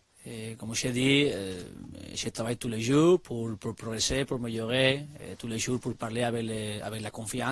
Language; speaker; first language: French; non-native, learner; Spanish